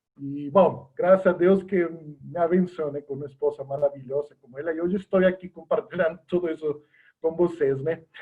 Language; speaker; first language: Portuguese; non-native, fluent; Spanish